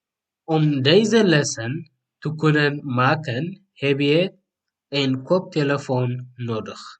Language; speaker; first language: Dutch; non-native, fluent; Tigrinya